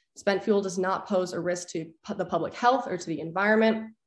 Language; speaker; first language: English; native; English